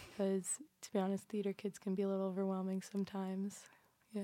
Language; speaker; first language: English; native; English